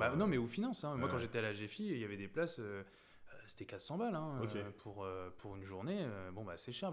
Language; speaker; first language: French; native; French